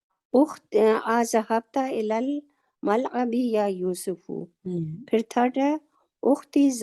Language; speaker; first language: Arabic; non-native, learner; Urdu